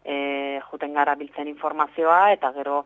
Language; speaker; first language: Basque; non-native, local second language; Spanish